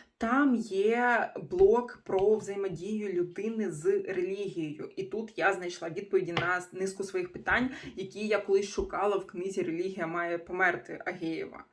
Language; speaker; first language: Ukrainian; non-native, local second language; Russian